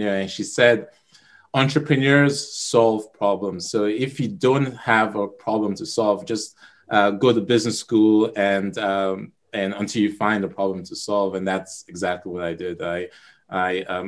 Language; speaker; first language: English; non-native, local second language; Igbo